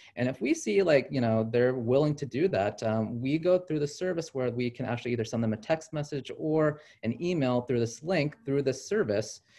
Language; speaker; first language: English; native; English